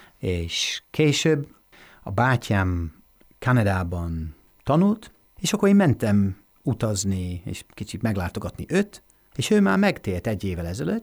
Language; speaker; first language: Hungarian; non-native, fluent; English